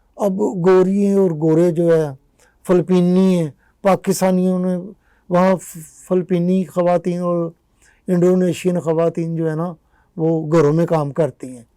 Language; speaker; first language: Urdu; non-native, local second language; Punjabi